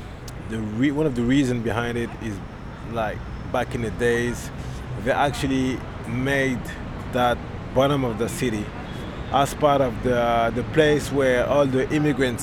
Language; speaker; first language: English; non-native, fluent; French